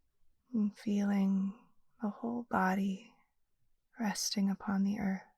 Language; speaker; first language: English; native; English